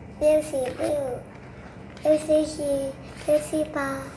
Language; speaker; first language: Chinese; non-native, learner; Thai